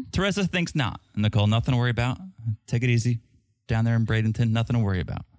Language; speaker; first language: English; early bilingual, other home language; Russian